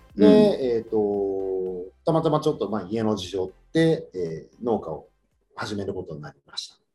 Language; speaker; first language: Japanese; native; Japanese